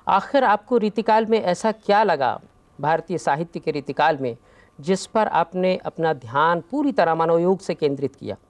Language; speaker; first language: Hindi; native; Hindi